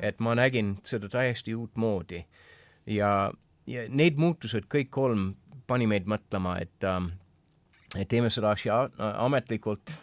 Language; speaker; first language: Estonian; non-native, fluent; English